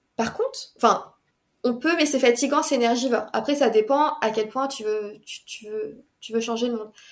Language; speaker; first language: French; early bilingual, other home language; Khmer